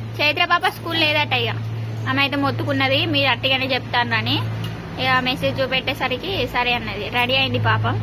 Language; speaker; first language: Telugu; non-native, local second language; Lambadi